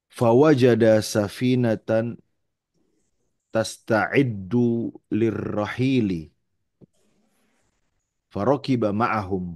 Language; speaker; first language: Arabic; non-native, learner; Indonesian